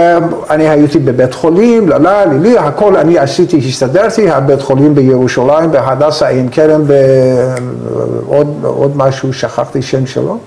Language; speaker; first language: Hebrew; non-native, learner; Persian